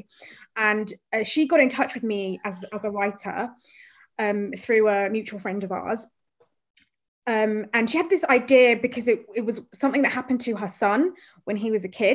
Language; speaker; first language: English; native; English